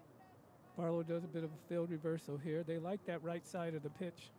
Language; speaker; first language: English; native; English